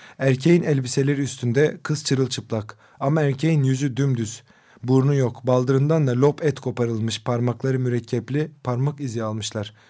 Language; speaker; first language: Turkish; non-native, local second language; Kurdish